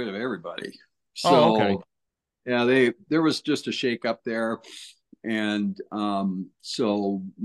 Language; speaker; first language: English; native; English